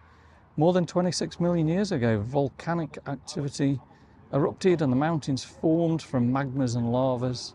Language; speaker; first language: English; native; English